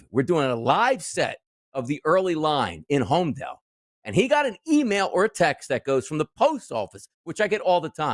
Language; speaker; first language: English; native; English